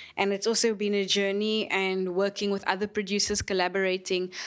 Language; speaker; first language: English; native; English